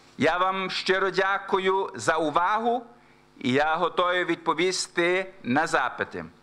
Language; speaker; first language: Ukrainian; early bilingual, heritage; Ukrainian